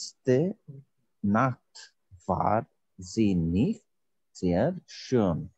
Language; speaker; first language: German; non-native, learner; Bangla